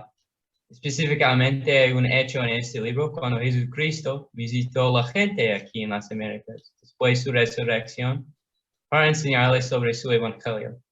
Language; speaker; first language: Spanish; non-native, learner; English